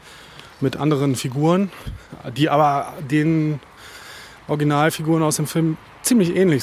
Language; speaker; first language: German; native; German